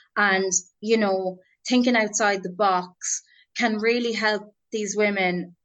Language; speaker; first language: English; native; English